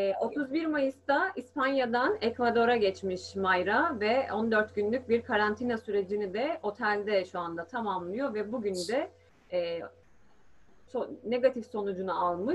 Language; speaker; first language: Turkish; native; Turkish